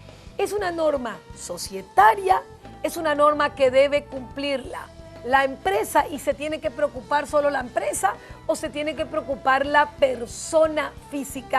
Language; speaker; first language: Spanish; native; Spanish